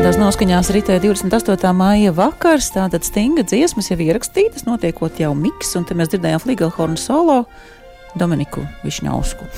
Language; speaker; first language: Latvian; native; Latvian